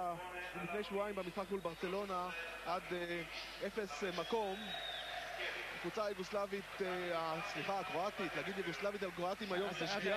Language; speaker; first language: Hebrew; native; Hebrew